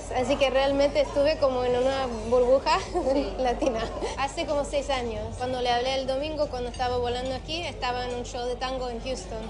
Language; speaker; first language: Spanish; early bilingual, heritage; Spanish